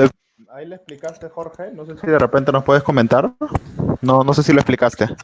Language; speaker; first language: Spanish; native; Spanish